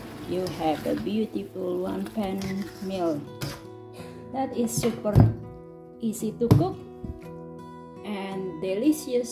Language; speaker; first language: English; non-native, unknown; Indonesian